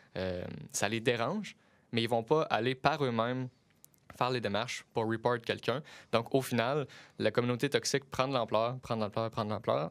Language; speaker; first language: French; native; French